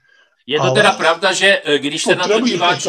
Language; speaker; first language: Czech; native; Czech